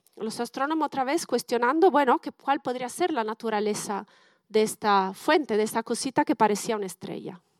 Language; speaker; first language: Spanish; non-native, fluent; Italian